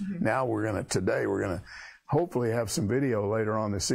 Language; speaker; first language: English; native; English